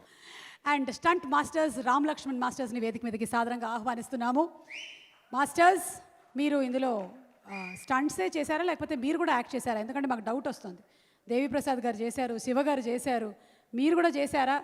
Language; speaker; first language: Telugu; native; Telugu